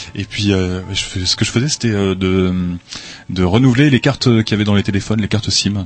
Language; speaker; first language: French; native; French